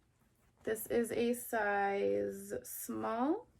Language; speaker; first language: English; native; English